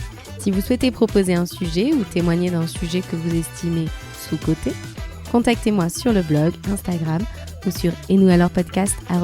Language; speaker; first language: French; early bilingual, other home language; Arabic